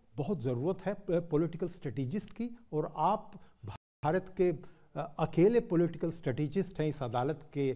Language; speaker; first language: Hindi; native; Hindi